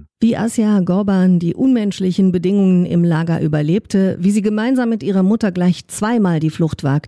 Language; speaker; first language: German; native; German